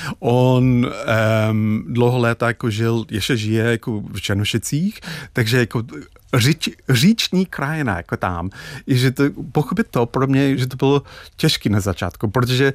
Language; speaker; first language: Czech; non-native, fluent; English